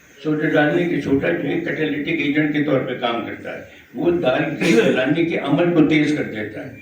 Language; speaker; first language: Urdu; native; Urdu